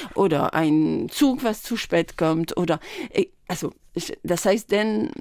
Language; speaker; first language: German; non-native, fluent; French